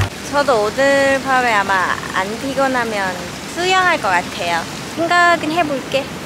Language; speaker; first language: Korean; non-native, fluent; Malay